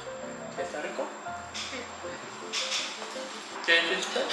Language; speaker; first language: Spanish; non-native, learner; Japanese